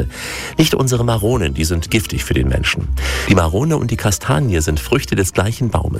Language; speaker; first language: German; native; German